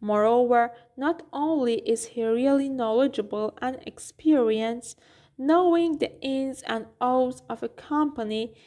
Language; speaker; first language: English; non-native, fluent; Persian